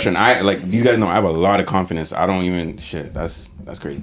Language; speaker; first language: English; native; English